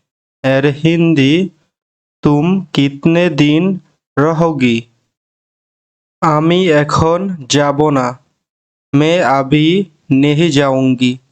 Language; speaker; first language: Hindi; non-native, learner; Bangla